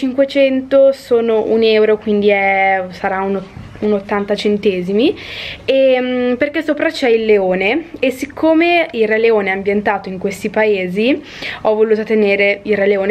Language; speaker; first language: Italian; native; Italian